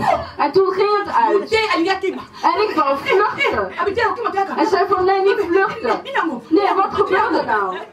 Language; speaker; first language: Dutch; non-native, fluent; Lingala